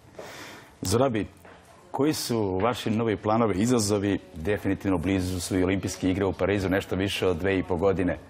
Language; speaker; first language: Serbian; native; Serbian